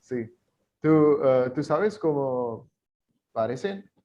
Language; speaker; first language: Spanish; non-native, learner; English